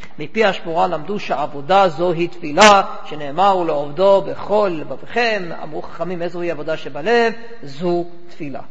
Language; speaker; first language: Hebrew; non-native, fluent; English